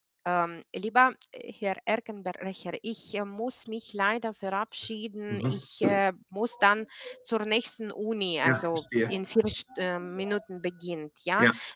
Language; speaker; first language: German; non-native, fluent; Ukrainian